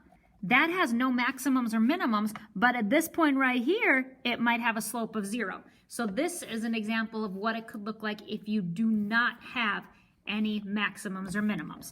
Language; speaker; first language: English; native; English